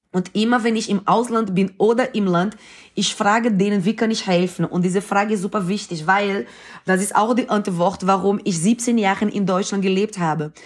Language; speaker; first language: German; non-native, fluent; Portuguese